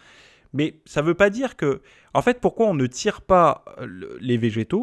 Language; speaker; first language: French; native; French